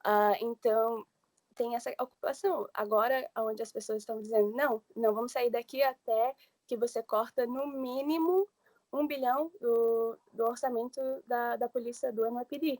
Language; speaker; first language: Portuguese; early bilingual, heritage; English